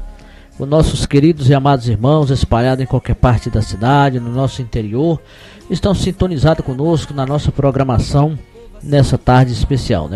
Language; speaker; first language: Portuguese; native; Portuguese